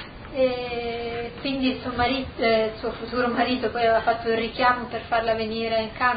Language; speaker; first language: Italian; native; Italian